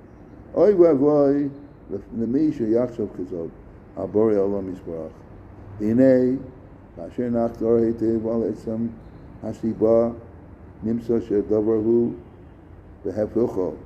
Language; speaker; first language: Hebrew; non-native, fluent; English